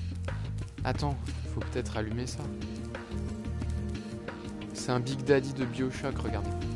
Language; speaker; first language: French; native; French